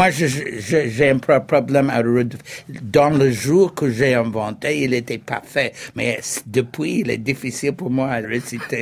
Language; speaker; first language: French; non-native, fluent; English